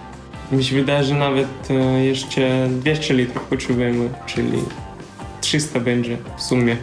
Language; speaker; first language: Polish; non-native, learner; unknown